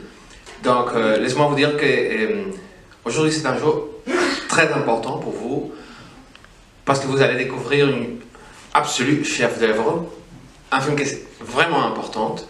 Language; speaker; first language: French; non-native, fluent; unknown